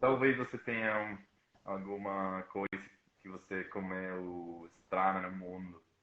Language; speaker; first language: Portuguese; non-native, fluent; Spanish